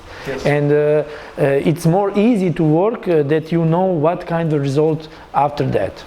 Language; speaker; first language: English; non-native, learner; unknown